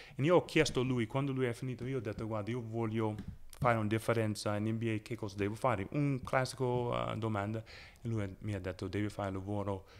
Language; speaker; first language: Italian; non-native, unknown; English